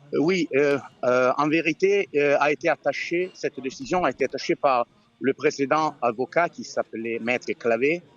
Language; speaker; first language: French; non-native, fluent; Italian